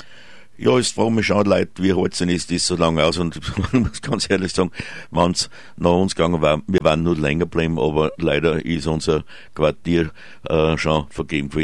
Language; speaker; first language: German; native; German